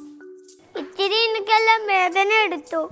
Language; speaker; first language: Malayalam; native; Malayalam